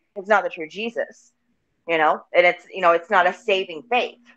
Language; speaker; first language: English; native; English